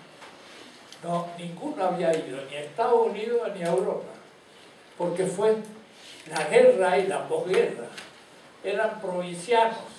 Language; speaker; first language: Spanish; native; Spanish